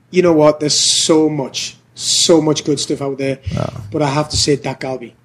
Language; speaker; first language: English; native; English